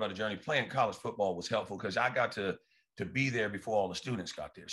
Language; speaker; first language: English; native; English